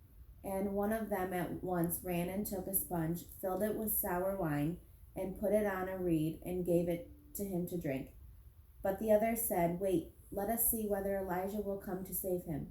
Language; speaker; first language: English; native; English